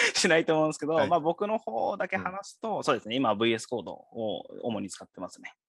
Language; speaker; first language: Japanese; native; Japanese